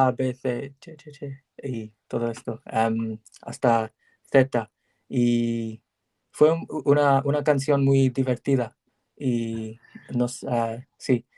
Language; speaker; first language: Spanish; non-native, learner; English